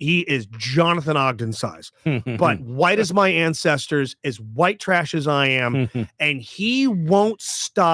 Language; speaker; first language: English; native; English